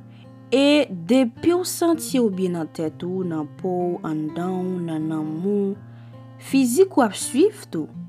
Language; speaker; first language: French; non-native, local second language; Haitian Creole